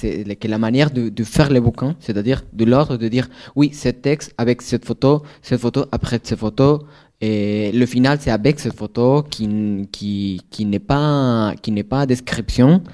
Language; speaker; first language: French; non-native, fluent; Spanish